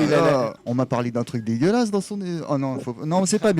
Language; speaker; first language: French; native; French